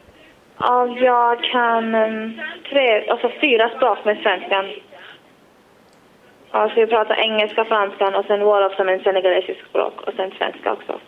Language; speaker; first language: Swedish; non-native, fluent; Wolof